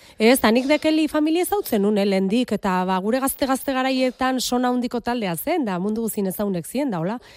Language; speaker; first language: Basque; native; Basque